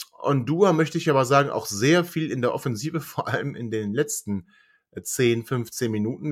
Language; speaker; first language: German; native; German